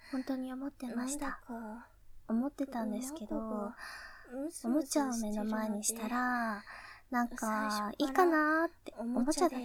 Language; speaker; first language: Japanese; native; Japanese